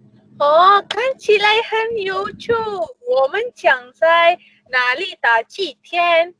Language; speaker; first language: Chinese; non-native, learner; Malay